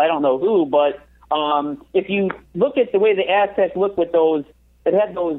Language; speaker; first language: English; native; English